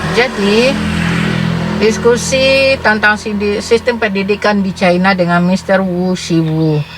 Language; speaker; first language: Indonesian; native; Indonesian